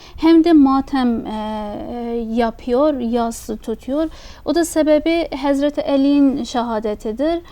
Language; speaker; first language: Turkish; non-native, fluent; Persian